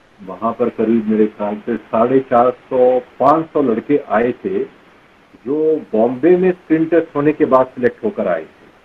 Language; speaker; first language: Hindi; native; Hindi